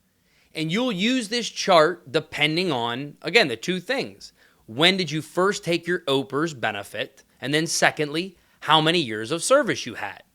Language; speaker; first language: English; native; English